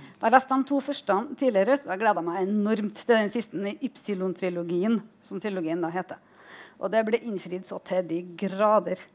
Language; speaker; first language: Norwegian; native; Norwegian